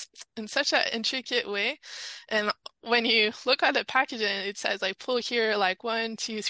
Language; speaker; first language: English; non-native, fluent; French